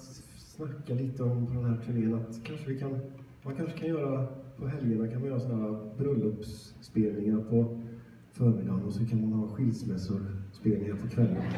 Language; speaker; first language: Swedish; native; Swedish